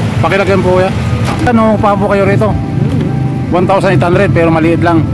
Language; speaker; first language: Filipino; native; Filipino